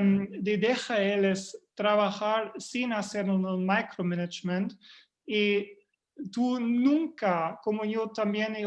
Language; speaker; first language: Spanish; non-native, fluent; German